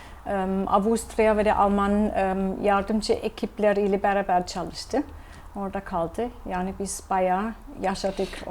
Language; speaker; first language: Turkish; non-native, fluent; German